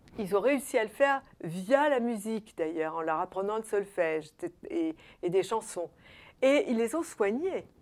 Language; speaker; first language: French; native; French